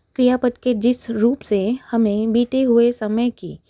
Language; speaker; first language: Hindi; non-native, local second language; Marathi